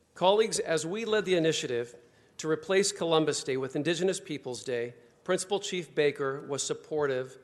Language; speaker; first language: English; native; English